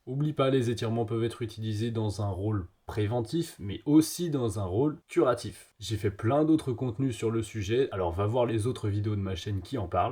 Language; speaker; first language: French; native; French